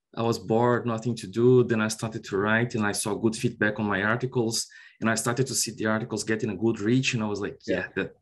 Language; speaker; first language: English; non-native, fluent; Portuguese